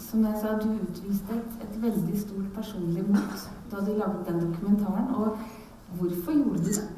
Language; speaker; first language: Norwegian; native; Norwegian